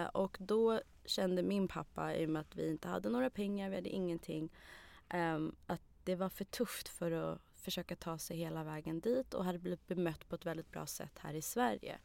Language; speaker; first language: Swedish; early bilingual, other home language; Arabic